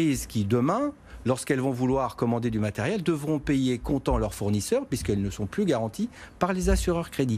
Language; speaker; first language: French; native; French